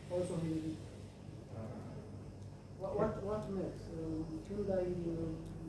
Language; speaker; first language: English; non-native, fluent; Romanian